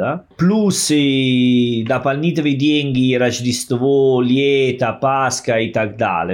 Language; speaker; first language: Russian; non-native, fluent; Italian